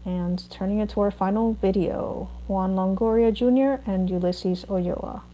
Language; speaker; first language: English; native; English